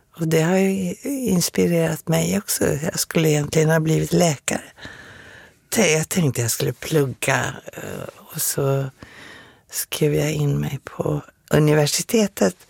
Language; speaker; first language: Swedish; native; Swedish